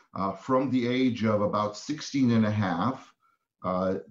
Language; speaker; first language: English; non-native, fluent; Hebrew